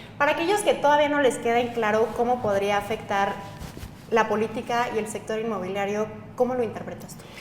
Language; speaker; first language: Spanish; native; Spanish